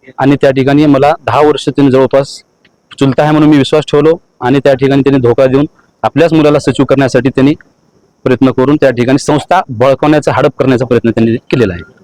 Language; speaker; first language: Marathi; non-native, local second language; Lambadi